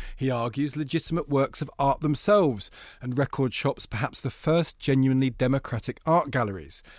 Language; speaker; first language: English; native; English